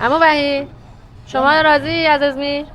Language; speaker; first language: Persian; native; Persian